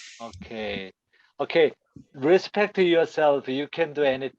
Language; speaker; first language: English; non-native, learner; Korean